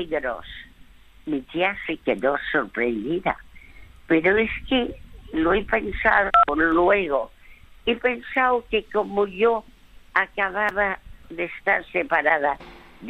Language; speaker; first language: Spanish; early bilingual, other home language; French